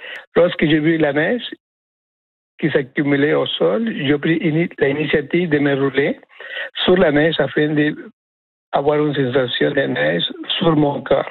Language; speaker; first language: French; non-native, fluent; Spanish